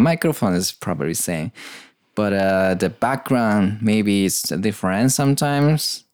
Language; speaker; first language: English; non-native, learner; Japanese